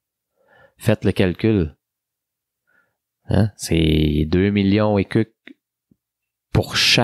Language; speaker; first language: French; native; French